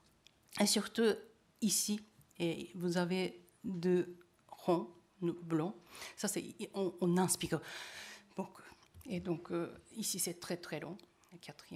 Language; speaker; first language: French; non-native, learner; Japanese